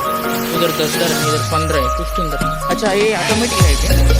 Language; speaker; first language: Hindi; non-native, local second language; Telugu